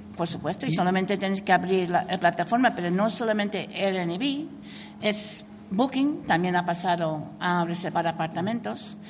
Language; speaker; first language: Spanish; non-native, fluent; English